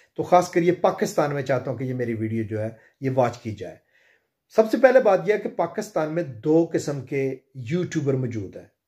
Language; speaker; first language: Urdu; non-native, local second language; Punjabi